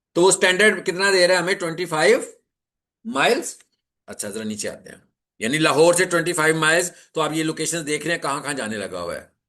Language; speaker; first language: Urdu; non-native, local second language; Punjabi